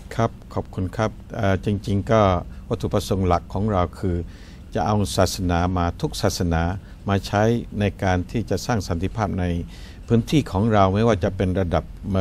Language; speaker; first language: Thai; non-native, local second language; Pattani Malay